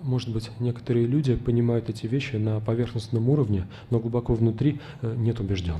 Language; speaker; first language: Russian; native; Russian